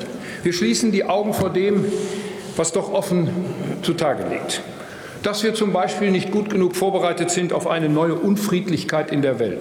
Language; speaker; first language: German; native; German